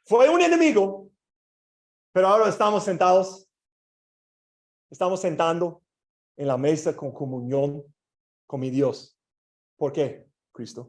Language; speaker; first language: Spanish; non-native, learner; English